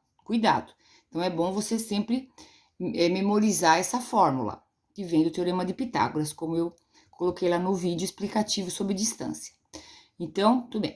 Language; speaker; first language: Portuguese; native; Portuguese